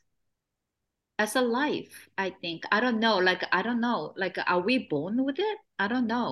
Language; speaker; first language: English; non-native, fluent; Korean